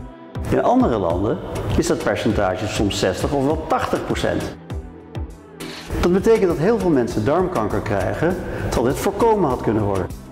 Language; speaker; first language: Dutch; native; Dutch